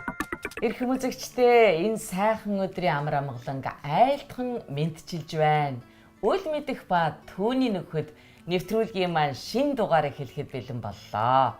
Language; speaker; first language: Mongolian; native; Mongolian